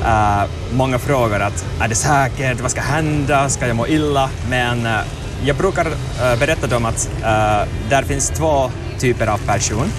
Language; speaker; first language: Swedish; non-native, learner; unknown